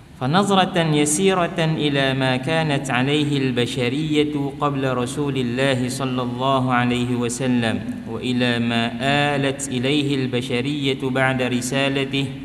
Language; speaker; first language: Arabic; non-native, fluent; Malay